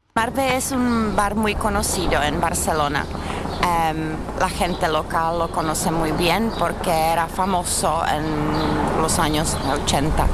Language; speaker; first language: Spanish; non-native, fluent; Czech